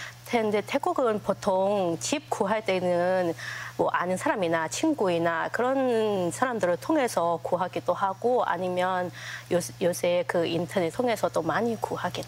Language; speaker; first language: Korean; non-native, fluent; Thai